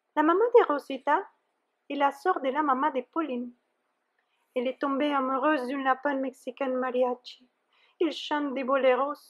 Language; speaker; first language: French; non-native, fluent; Spanish